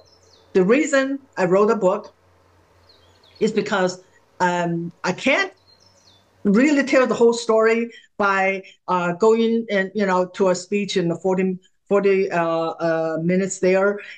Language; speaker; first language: English; non-native, fluent; Chinese